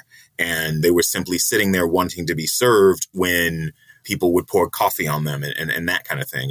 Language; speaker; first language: English; native; English